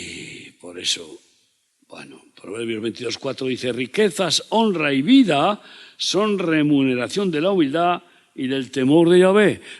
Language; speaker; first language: Spanish; native; Spanish